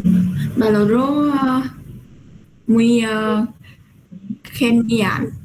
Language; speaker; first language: Spanish; non-native, learner; Vietnamese